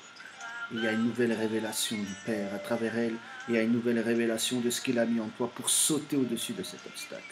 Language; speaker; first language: French; native; French